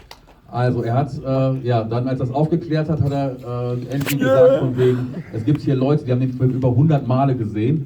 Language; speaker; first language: German; native; German